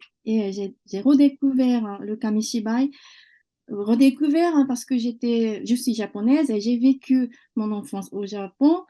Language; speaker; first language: French; non-native, fluent; Japanese